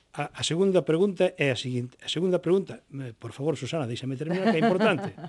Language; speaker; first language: Galician; non-native, local second language; Spanish